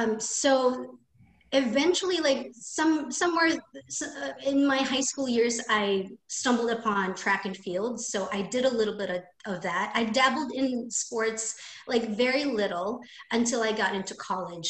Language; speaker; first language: English; non-native, local second language; Filipino